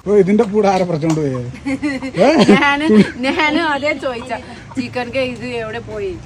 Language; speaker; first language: Malayalam; non-native, learner; Nepali